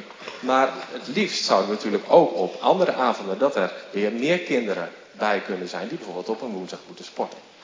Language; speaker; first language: Dutch; native; Dutch